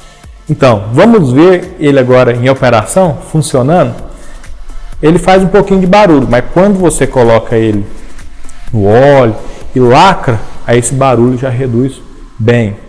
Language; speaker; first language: Portuguese; native; Portuguese